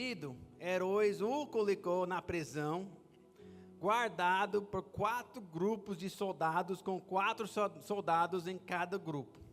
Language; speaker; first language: Portuguese; non-native, fluent; English